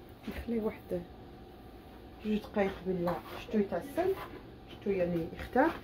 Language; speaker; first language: Arabic; native; Arabic